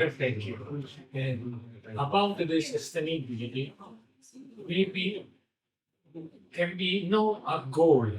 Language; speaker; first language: English; non-native, learner; Italian